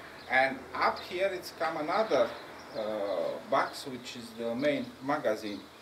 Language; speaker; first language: English; non-native, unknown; Romanian